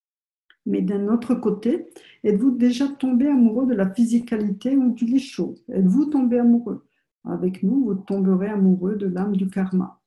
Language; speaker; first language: French; native; French